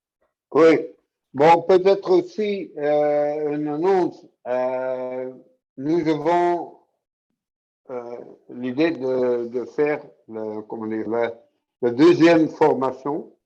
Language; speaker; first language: French; non-native, fluent; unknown